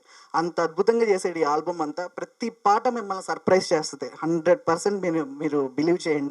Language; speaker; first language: Telugu; native; Telugu